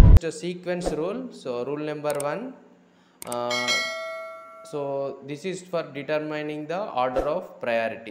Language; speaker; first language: English; non-native, local second language; Telugu